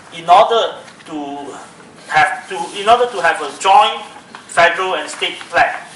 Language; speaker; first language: English; non-native, local second language; Chinese